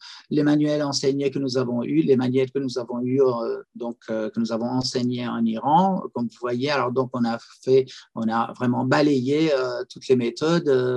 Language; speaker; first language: French; non-native, fluent; Persian